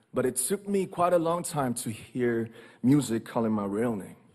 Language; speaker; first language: English; non-native, fluent; Korean